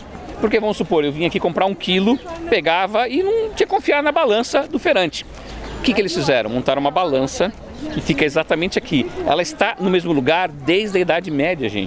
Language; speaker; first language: Portuguese; native; Portuguese